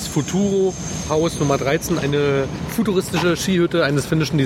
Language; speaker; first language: German; native; German